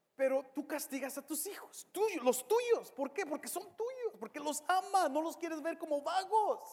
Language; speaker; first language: Spanish; early bilingual, heritage; Spanish